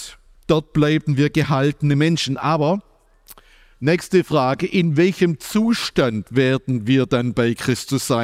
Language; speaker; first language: German; native; German